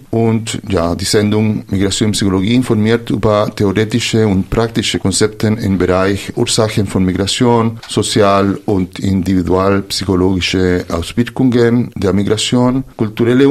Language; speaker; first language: German; non-native, fluent; Spanish